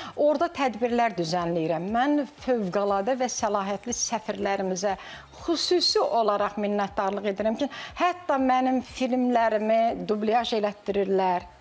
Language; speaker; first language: Azerbaijani; native; Azerbaijani